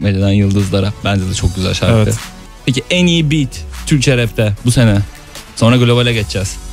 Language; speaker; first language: Turkish; native; Turkish